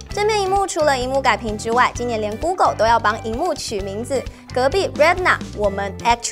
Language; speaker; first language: Chinese; native; Chinese